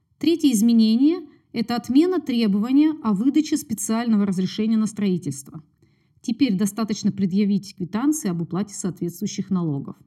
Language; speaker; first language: Russian; native; Russian